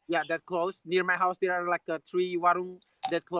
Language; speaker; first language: English; non-native, fluent; Indonesian